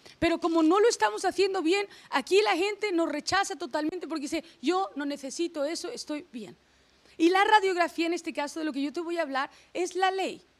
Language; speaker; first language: Spanish; native; Spanish